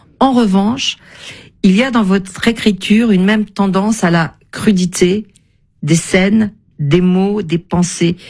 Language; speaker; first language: French; native; French